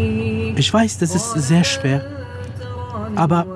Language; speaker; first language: German; non-native, fluent; Kurdish